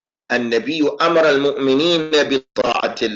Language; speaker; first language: Arabic; non-native, fluent; English